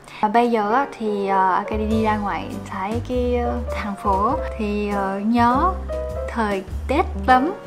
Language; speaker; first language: Vietnamese; non-native, fluent; Japanese